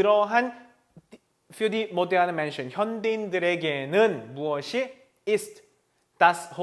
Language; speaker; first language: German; non-native, fluent; Korean